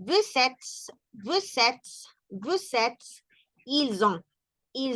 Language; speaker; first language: French; non-native, learner; Spanish